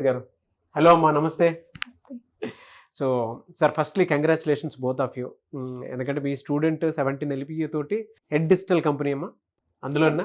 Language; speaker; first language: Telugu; native; Telugu